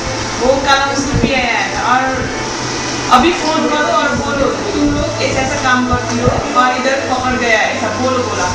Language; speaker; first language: Hindi; non-native, fluent; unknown